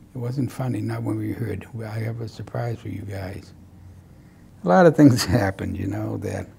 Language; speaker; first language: English; native; English